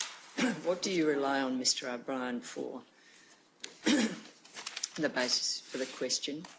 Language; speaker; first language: English; native; English